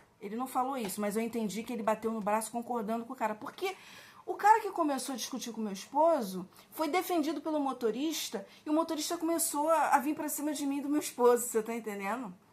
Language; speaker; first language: Portuguese; native; Portuguese